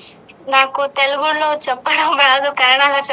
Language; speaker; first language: Telugu; non-native, learner; Kannada